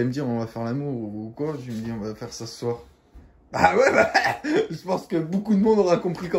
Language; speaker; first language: French; native; French